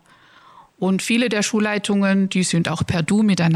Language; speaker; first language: German; native; German